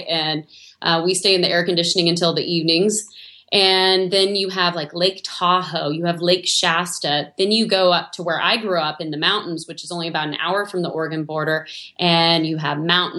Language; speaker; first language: English; native; English